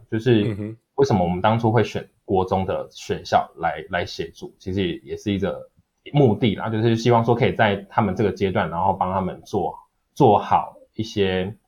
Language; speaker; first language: Chinese; native; Chinese